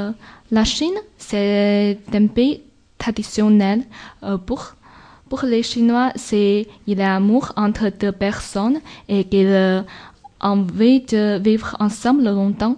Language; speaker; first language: French; non-native, learner; Chinese